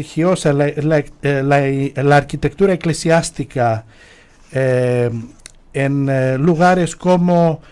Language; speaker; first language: Spanish; non-native, fluent; Greek